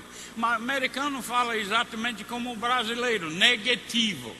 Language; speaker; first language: Portuguese; non-native, fluent; English